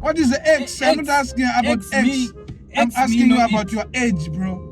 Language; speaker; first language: English; non-native, local second language; Swahili